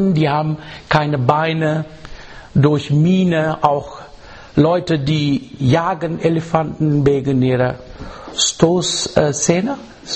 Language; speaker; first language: German; non-native, fluent; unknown